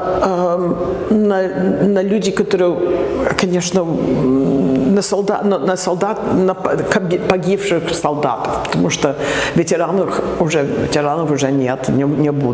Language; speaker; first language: Russian; non-native, fluent; English